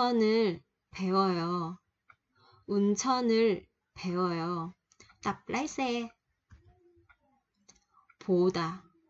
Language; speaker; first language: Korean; non-native, fluent; Vietnamese